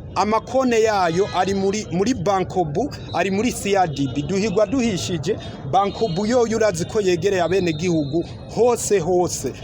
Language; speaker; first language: Rundi; early bilingual, heritage; Rundi